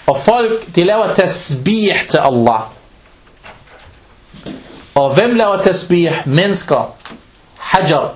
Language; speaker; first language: Danish; non-native, local second language; Arabic